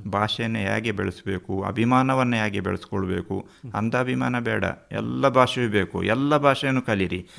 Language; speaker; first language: Kannada; non-native, local second language; Kodava